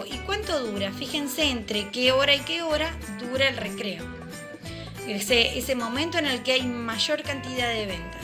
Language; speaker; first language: Spanish; native; Spanish